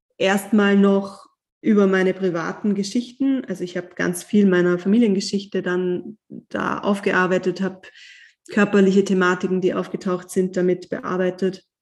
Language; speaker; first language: German; native; German